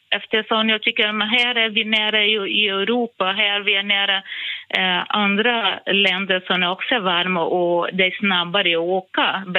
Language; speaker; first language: Swedish; non-native, fluent; Portuguese